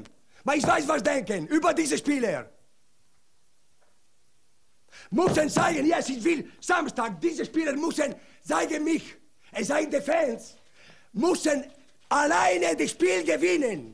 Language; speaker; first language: German; non-native, learner; Italian